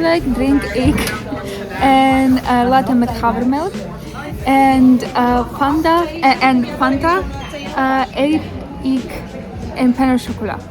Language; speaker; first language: Dutch; non-native, learner; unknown